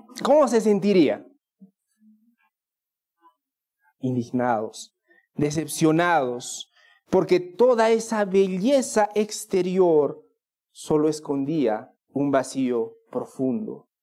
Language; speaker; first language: Spanish; native; Spanish